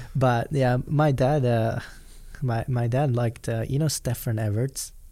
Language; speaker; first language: English; non-native, fluent; Japanese